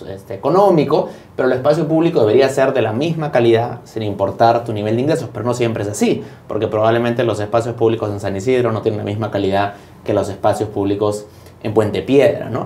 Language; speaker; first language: Spanish; native; Spanish